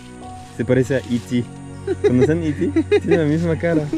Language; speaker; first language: Spanish; non-native, learner; French